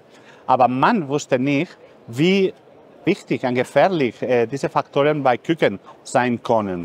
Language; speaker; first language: German; non-native, fluent; Spanish